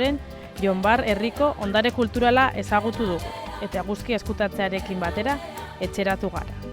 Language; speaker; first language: Basque; native; Basque